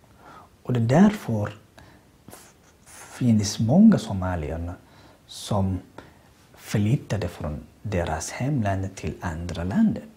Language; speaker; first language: Swedish; non-native, learner; Somali